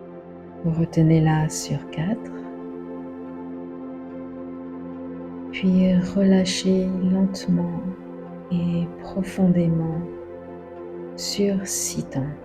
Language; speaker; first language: French; native; French